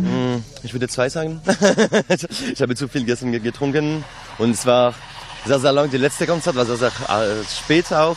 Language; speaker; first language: German; non-native, learner; French